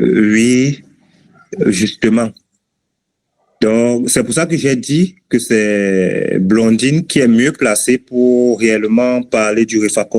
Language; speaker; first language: French; native; French